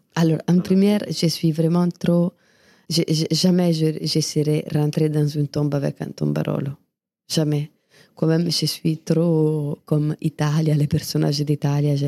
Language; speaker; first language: French; non-native, fluent; Italian